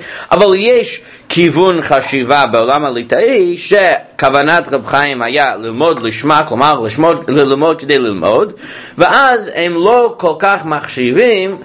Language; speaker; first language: Hebrew; non-native, fluent; English